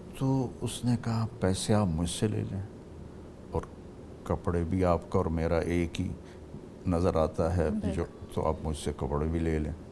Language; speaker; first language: Urdu; non-native, local second language; Punjabi